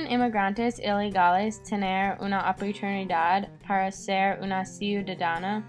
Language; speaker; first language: Spanish; non-native, learner; English